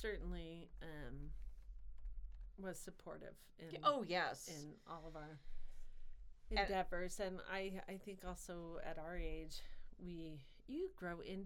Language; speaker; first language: English; native; English